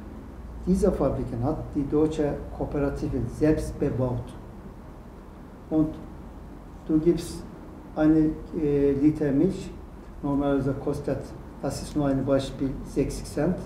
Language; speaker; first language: German; non-native, learner; Turkish